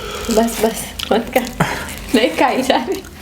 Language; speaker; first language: Hindi; native; Hindi